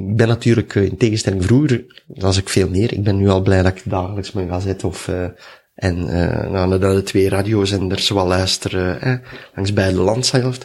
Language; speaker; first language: Dutch; native; Dutch